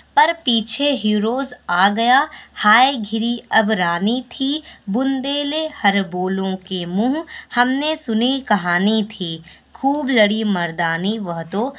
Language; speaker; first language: Hindi; native; Hindi